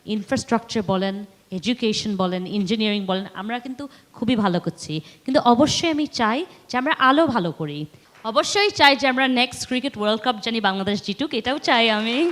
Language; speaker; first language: Bangla; early bilingual, heritage; Bangla